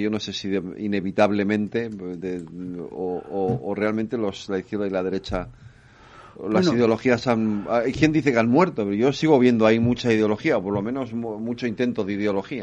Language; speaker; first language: Spanish; native; Spanish